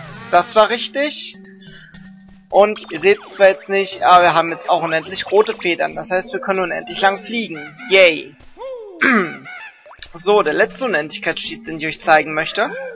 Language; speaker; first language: German; native; German